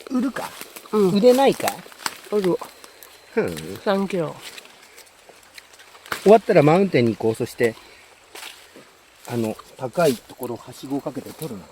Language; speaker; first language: Japanese; native; Japanese